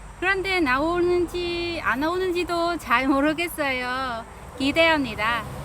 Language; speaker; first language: Korean; non-native, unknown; Vietnamese